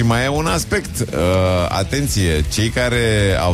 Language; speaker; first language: Romanian; native; Romanian